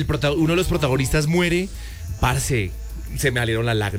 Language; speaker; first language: Spanish; native; Spanish